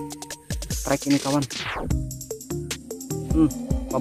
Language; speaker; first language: Indonesian; native; Indonesian